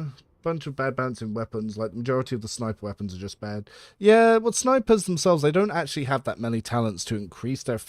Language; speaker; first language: English; native; English